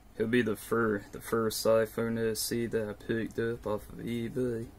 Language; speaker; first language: English; native; English